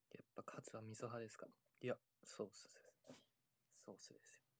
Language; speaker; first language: Japanese; native; Japanese